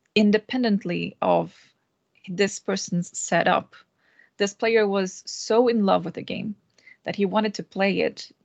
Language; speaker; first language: English; non-native, fluent; Portuguese